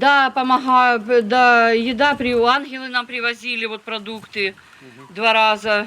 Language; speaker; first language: Russian; native; Russian